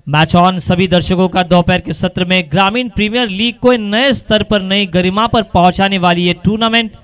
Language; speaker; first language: Hindi; non-native, local second language; Marathi